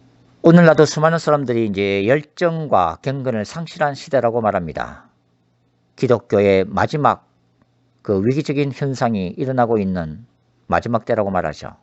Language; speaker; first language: Korean; native; Korean